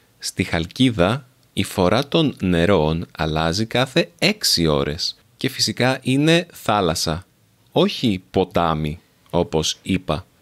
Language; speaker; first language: Greek; native; Greek